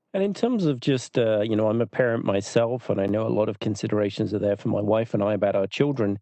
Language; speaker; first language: English; native; English